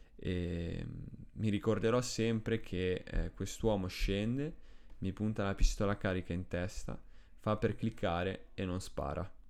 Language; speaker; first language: Italian; early bilingual, other home language; Spanish